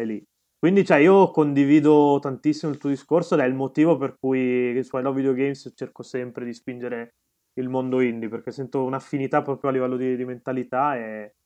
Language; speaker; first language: Italian; native; Italian